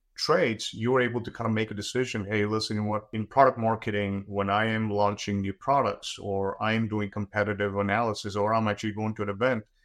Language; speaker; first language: English; non-native, local second language; Gujarati